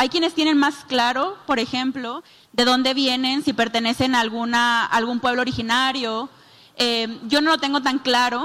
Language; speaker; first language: Spanish; native; Spanish